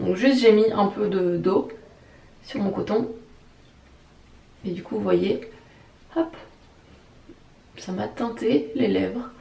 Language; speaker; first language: French; native; French